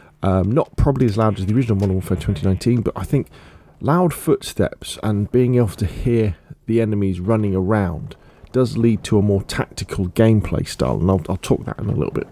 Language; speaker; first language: English; native; English